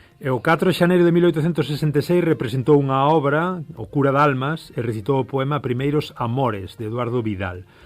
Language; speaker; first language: Galician; native; Galician